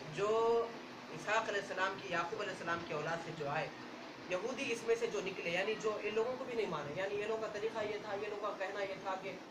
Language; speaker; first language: Urdu; native; Urdu